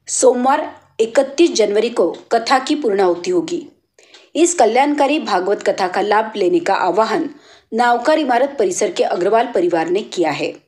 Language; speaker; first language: Hindi; non-native, local second language; Marathi